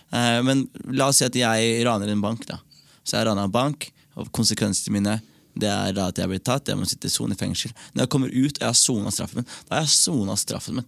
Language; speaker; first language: Norwegian; early bilingual, other home language; Somali